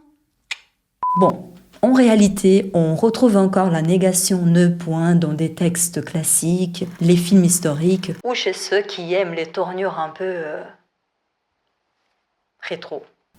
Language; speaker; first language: French; non-native, fluent; Portuguese